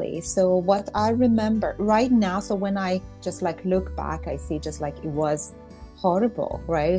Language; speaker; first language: English; non-native, fluent; Persian